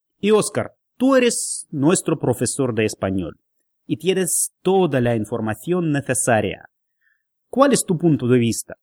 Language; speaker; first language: Spanish; non-native, learner; Russian